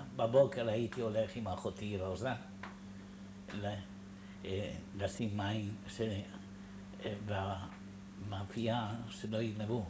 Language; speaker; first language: Hebrew; non-native, fluent; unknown